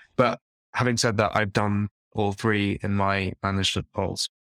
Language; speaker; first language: English; native; English